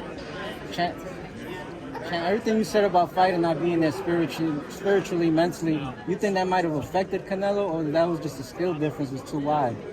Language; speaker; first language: English; native; English